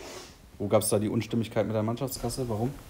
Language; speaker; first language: German; native; German